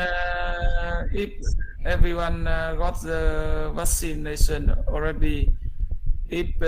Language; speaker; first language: English; non-native, learner; Vietnamese